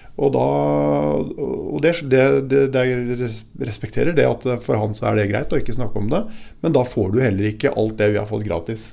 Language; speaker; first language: Norwegian; native; Norwegian